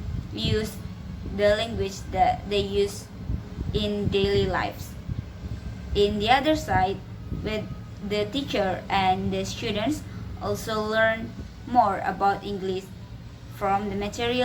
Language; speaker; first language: English; non-native, learner; Indonesian